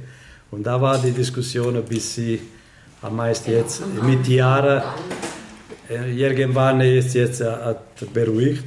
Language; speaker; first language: German; non-native, learner; Italian